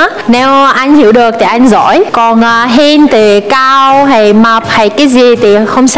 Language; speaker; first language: Vietnamese; non-native, fluent; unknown